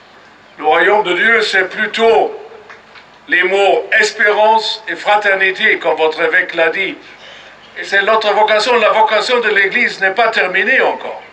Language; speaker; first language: French; non-native, fluent; German